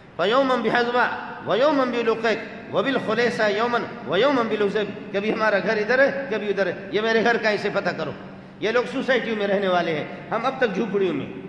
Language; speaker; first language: Urdu; non-native, local second language; Baluchi